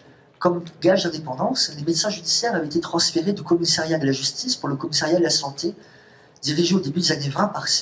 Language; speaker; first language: French; native; French